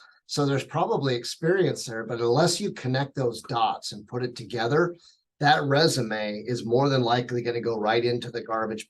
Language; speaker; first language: English; native; English